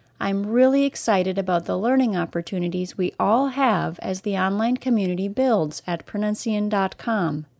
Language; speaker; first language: English; native; English